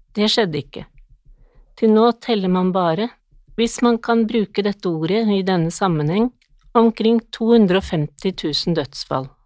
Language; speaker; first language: Norwegian; native; Norwegian